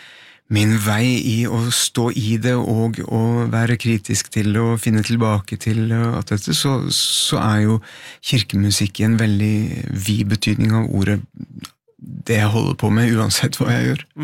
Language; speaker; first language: Norwegian; native; Norwegian